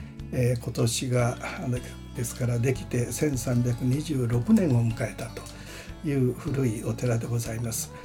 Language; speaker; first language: Japanese; native; Japanese